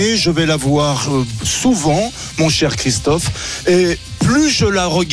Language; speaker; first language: French; native; French